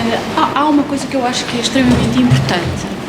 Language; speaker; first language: Portuguese; native; Portuguese